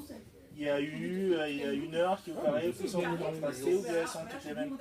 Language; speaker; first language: French; native; French